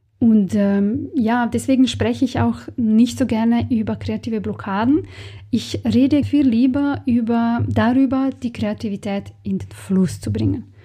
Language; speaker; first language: German; non-native, fluent; Serbian